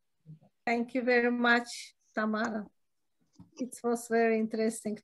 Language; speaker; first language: English; non-native, learner; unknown